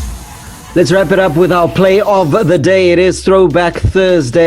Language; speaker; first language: English; native; English